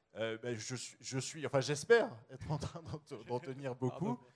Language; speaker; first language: French; native; French